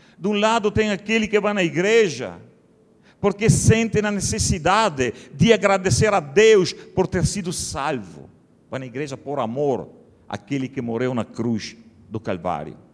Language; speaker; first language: Portuguese; non-native, fluent; Italian